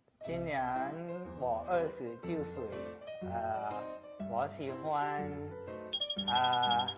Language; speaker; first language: Chinese; non-native, learner; Thai